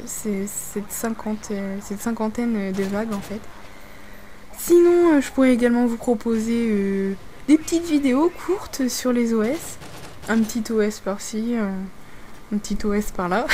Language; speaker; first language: French; native; French